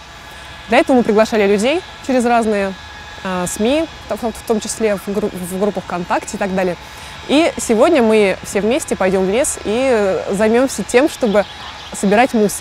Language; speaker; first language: Russian; native; Russian